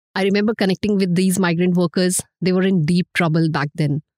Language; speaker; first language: English; non-native, local second language; Hindi